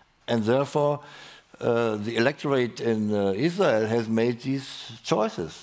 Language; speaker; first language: English; non-native, fluent; German